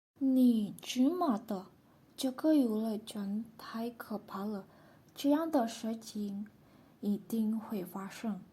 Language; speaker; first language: Chinese; non-native, learner; Indonesian